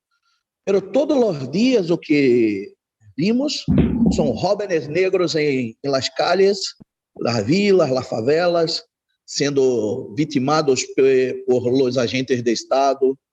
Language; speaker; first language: Spanish; non-native, learner; Portuguese